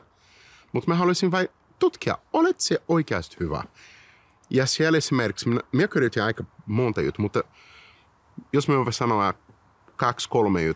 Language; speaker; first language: Finnish; non-native, fluent; Portuguese